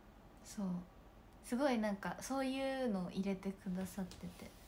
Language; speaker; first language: Japanese; native; Japanese